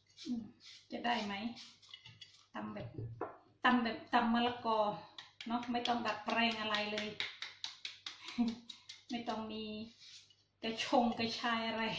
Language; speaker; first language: Thai; non-native, local second language; Northeastern Thai